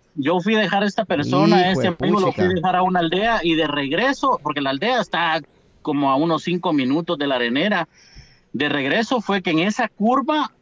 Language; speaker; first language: Spanish; native; Spanish